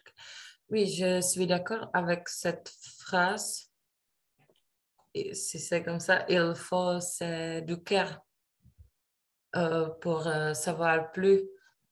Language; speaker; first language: French; non-native, learner; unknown